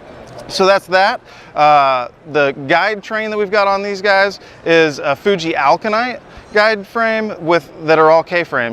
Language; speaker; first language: English; native; English